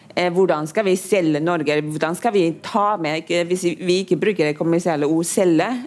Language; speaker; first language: Norwegian; non-native, fluent; Chinese